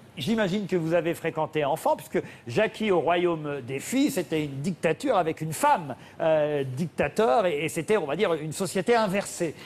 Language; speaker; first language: French; native; French